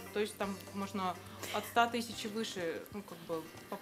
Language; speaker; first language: Russian; native; Russian